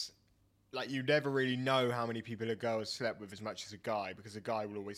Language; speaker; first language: English; native; English